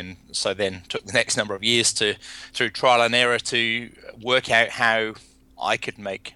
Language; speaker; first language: English; native; English